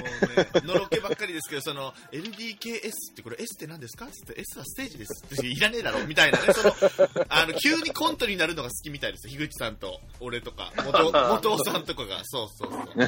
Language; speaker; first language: Japanese; native; Japanese